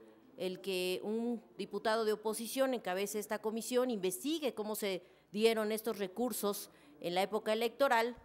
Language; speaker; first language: Spanish; native; Spanish